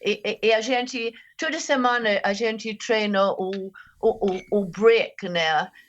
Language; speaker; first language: Portuguese; non-native, fluent; English